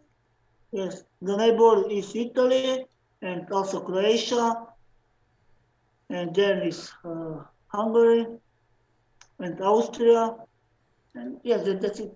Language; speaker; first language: English; non-native, learner; Slovenian